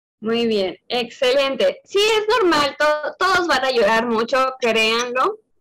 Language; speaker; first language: Spanish; native; Spanish